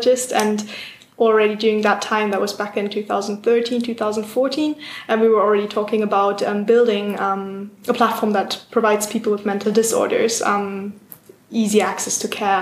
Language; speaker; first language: English; non-native, fluent; German